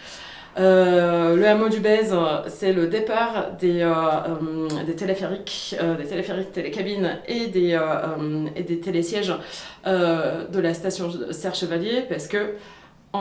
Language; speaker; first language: French; native; French